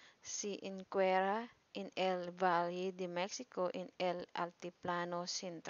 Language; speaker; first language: Spanish; non-native, learner; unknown